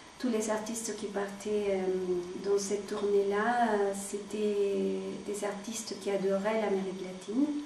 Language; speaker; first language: French; non-native, fluent; Spanish